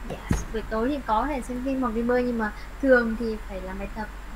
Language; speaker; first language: Vietnamese; native; Vietnamese